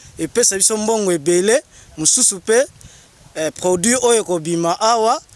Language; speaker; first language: Lingala; non-native, local second language; Kituba (Democratic Republic of Congo)